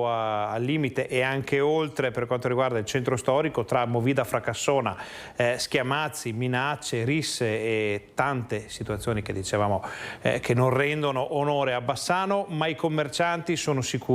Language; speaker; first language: Italian; native; Italian